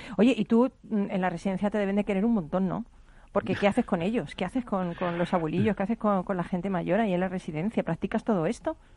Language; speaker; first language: Spanish; native; Spanish